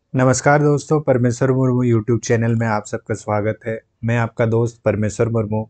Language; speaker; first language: Hindi; non-native, local second language; Santali